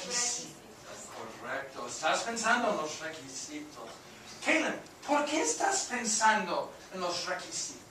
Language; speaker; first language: Spanish; non-native, fluent; English